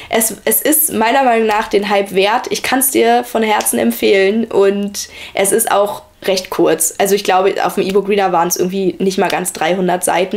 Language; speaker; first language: German; native; German